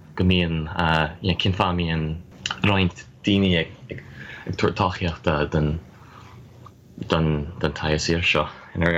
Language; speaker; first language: Irish; non-native, fluent; English